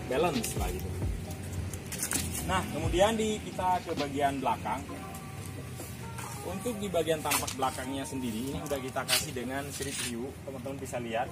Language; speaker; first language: Indonesian; native; Indonesian